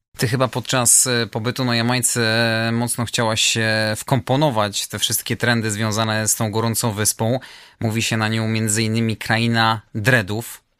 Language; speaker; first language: Polish; native; Polish